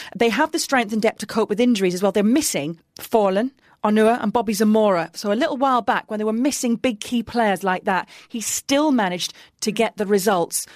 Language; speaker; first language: English; native; English